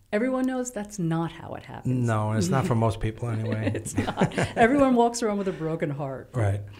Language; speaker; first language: English; native; English